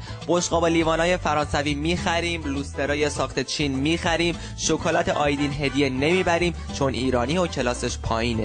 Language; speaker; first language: Persian; native; Persian